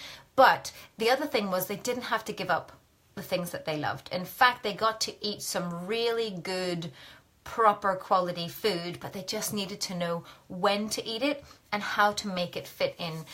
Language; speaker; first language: English; native; English